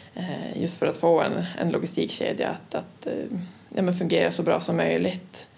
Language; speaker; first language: Swedish; native; Swedish